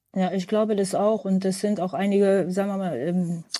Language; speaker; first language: German; native; German